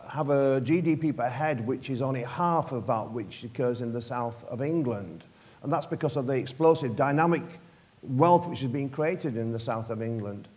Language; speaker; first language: English; native; English